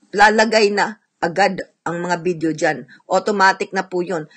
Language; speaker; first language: Filipino; non-native, local second language; Cebuano